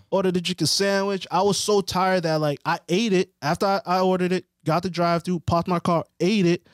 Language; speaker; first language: English; early bilingual, other home language; Haitian Creole